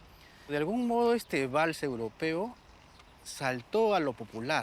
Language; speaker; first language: Spanish; native; Spanish